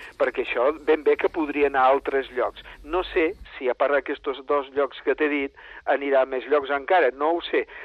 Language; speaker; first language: Catalan; native; Catalan